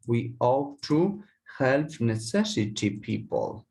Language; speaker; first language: English; non-native, learner; Spanish